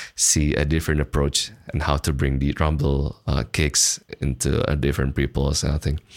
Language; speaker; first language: English; non-native, fluent; Indonesian